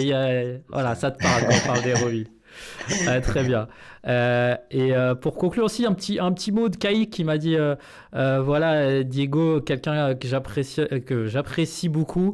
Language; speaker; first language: French; native; French